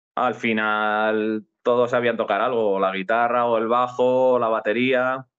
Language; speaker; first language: Spanish; native; Spanish